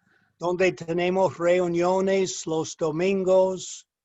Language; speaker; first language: Spanish; non-native, fluent; English